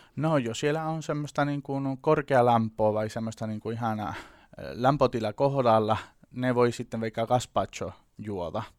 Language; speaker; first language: Finnish; non-native, learner; Spanish